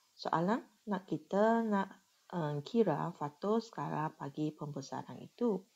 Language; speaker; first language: Malay; non-native, local second language; Chinese